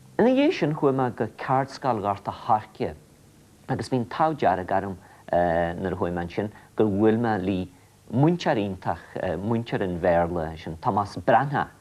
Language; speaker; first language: Irish; native; Irish